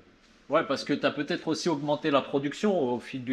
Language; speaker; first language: French; native; French